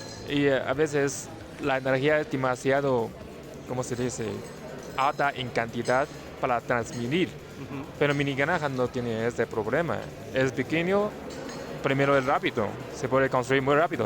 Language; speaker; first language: Spanish; non-native, fluent; Chinese